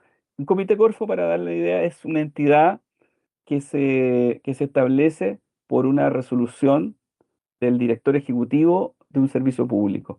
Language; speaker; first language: Spanish; native; Spanish